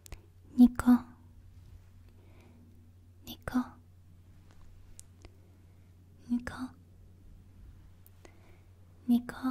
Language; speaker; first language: Japanese; non-native, learner; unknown